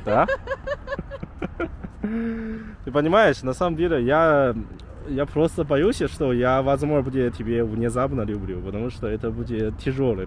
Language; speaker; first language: Russian; non-native, learner; Chinese